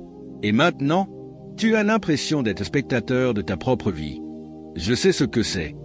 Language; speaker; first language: French; native; French